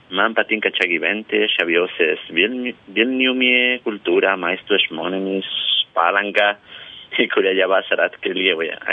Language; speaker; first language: Lithuanian; non-native, learner; Spanish